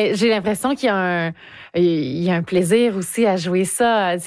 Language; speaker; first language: French; native; French